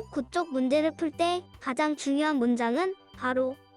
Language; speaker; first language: Korean; native; Korean